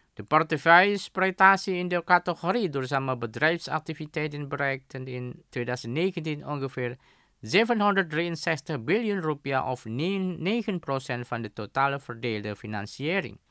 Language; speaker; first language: Dutch; non-native, fluent; Indonesian